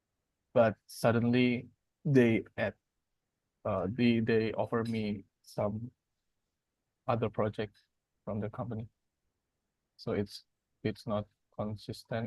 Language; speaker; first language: English; non-native, learner; Indonesian